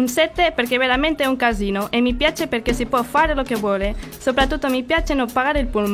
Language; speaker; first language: Italian; non-native, learner; Catalan